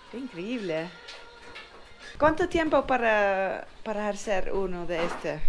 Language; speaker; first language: Spanish; non-native, learner; Dutch